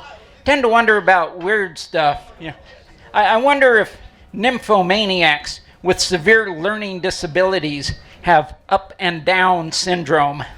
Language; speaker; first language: English; native; English